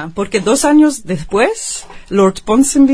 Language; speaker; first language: Spanish; non-native, fluent; Dutch